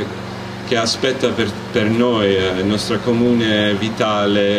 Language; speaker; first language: Italian; non-native, learner; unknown